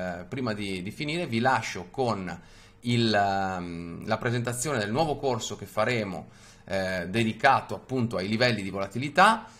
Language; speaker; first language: Italian; native; Italian